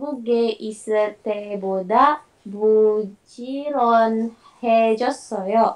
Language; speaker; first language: Korean; non-native, learner; Indonesian